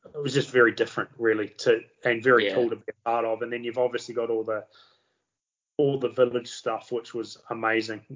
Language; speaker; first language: English; native; English